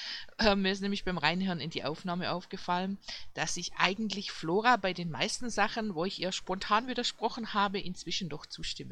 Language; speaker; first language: German; native; German